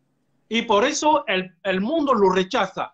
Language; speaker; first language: Spanish; non-native, fluent; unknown